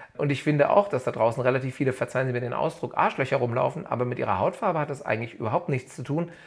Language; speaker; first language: German; native; German